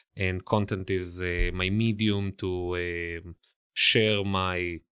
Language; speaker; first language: English; non-native, fluent; Hebrew